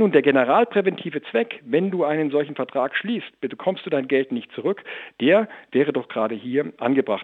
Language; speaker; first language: German; native; German